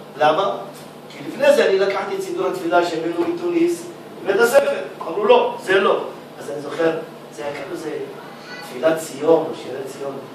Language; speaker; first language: Hebrew; early bilingual, other home language; Arabic